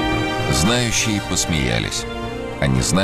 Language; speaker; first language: Russian; native; Russian